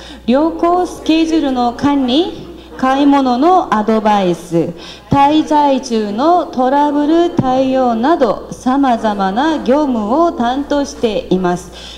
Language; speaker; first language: Japanese; non-native, fluent; Korean